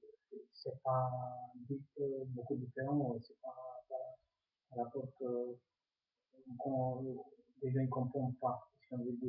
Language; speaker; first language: French; non-native, fluent; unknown